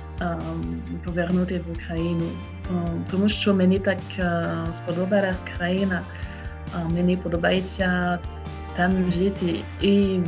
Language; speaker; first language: Ukrainian; non-native, learner; French